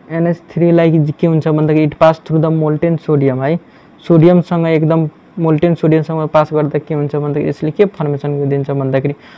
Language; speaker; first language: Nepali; native; Nepali